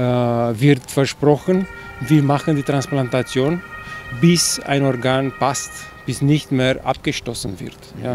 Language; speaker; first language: German; non-native, fluent; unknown